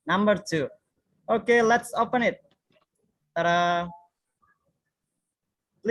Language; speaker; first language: English; non-native, fluent; Indonesian